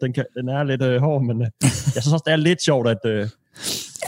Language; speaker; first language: Danish; native; Danish